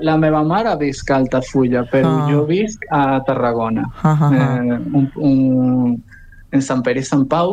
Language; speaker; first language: Catalan; non-native, learner; Spanish